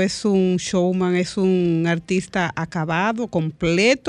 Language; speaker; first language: Spanish; native; Spanish